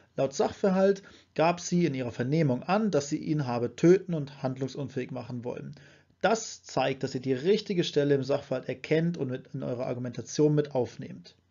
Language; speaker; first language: German; native; German